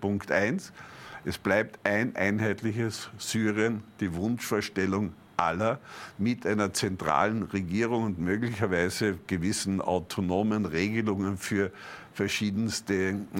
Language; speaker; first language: German; native; German